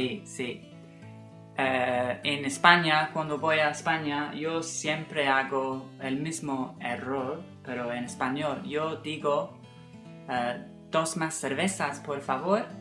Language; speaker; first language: Spanish; non-native, fluent; English